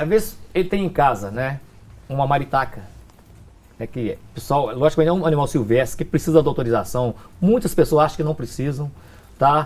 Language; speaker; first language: Portuguese; native; Portuguese